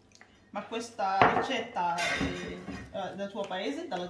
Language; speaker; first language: Italian; non-native, learner; Arabic